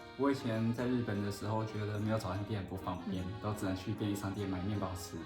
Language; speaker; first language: Chinese; native; Chinese